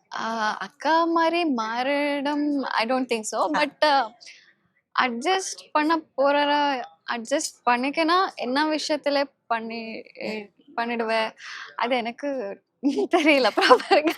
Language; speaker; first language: Tamil; non-native, learner; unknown